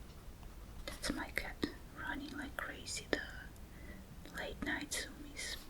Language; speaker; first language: English; non-native, fluent; Russian